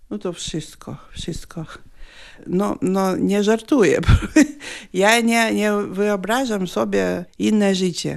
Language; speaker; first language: Polish; non-native, learner; Lithuanian